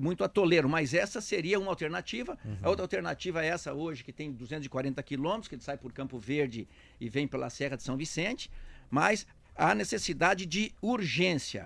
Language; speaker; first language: Portuguese; native; Portuguese